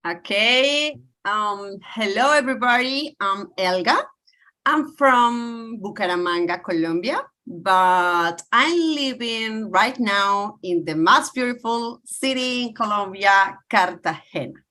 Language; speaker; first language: English; non-native, learner; Spanish